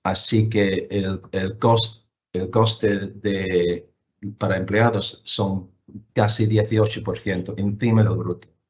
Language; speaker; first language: Spanish; non-native, fluent; English